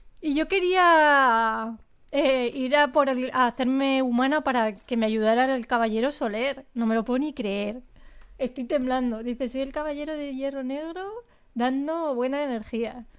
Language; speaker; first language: Spanish; native; Spanish